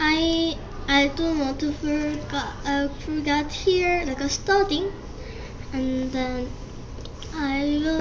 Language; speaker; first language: English; non-native, fluent; Korean